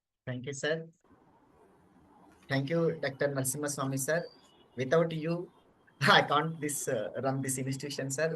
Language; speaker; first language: English; non-native, local second language; Telugu